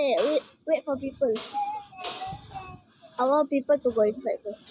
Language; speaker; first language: English; non-native, local second language; Malay